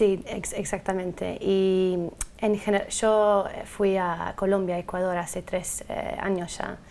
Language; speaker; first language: Spanish; non-native, fluent; English